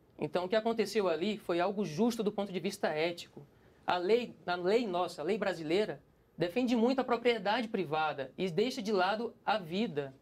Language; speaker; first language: Portuguese; native; Portuguese